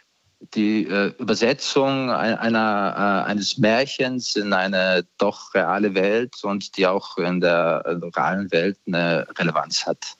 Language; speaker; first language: German; early bilingual, other home language; Croatian